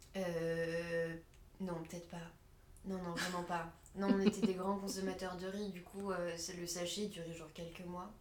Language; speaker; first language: French; native; French